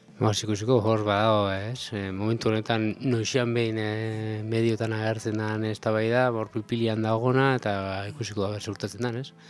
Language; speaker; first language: Basque; native; Basque